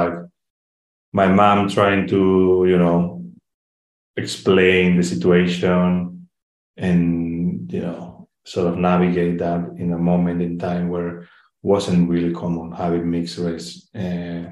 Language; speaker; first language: English; non-native, fluent; Spanish